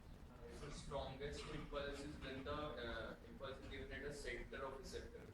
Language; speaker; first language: English; non-native, local second language; Hindi